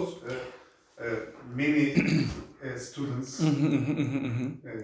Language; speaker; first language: English; non-native, learner; Turkish